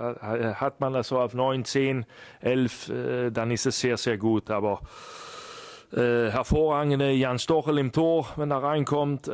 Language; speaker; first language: German; non-native, fluent; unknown